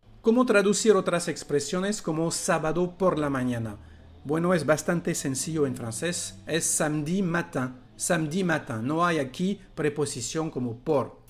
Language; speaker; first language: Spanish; non-native, fluent; French